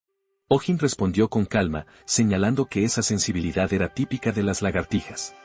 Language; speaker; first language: Spanish; native; Spanish